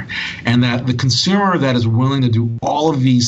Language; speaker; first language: English; native; English